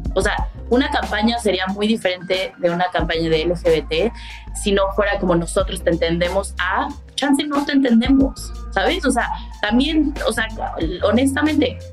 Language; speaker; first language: Spanish; native; Spanish